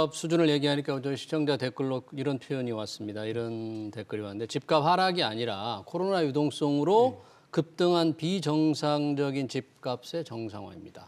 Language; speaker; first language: Korean; native; Korean